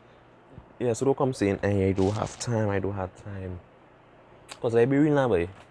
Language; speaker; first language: English; native; English